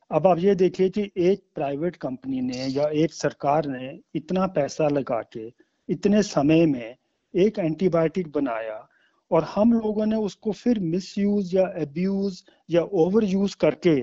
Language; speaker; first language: Hindi; native; Hindi